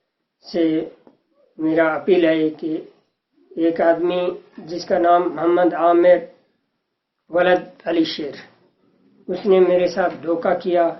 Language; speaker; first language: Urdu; non-native, local second language; Sindhi